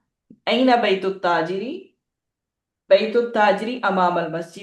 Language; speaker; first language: Arabic; non-native, fluent; Urdu